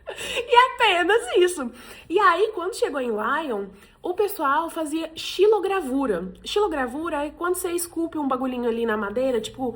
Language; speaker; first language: Portuguese; native; Portuguese